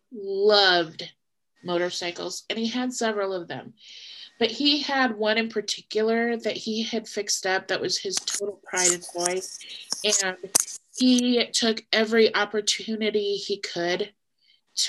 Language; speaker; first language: English; native; English